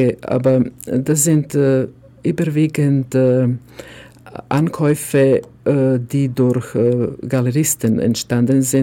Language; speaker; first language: German; non-native, fluent; Croatian